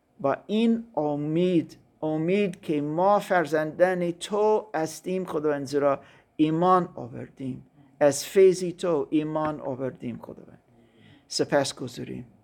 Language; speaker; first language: Persian; non-native, learner; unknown